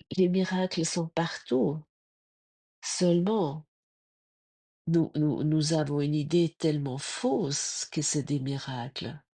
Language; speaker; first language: French; non-native, fluent; German